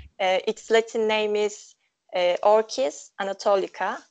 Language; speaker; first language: English; non-native, local second language; Turkish